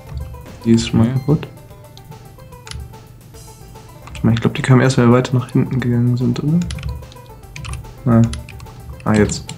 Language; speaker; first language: German; native; German